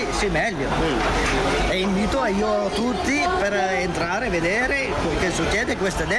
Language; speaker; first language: Italian; non-native, learner; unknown